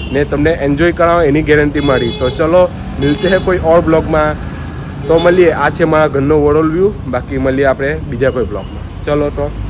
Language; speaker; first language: Gujarati; native; Gujarati